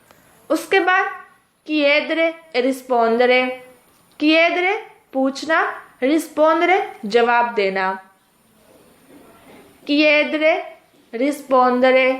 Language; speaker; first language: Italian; non-native, fluent; Urdu